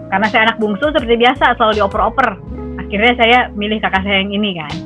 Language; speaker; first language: Indonesian; native; Indonesian